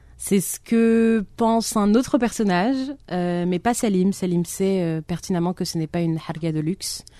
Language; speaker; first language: French; non-native, local second language; Arabic